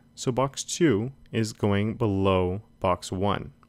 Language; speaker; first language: English; native; English